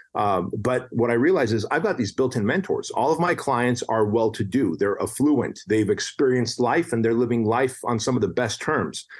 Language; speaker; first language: English; early bilingual, other home language; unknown